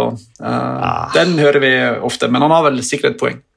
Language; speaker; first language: Norwegian; native; Norwegian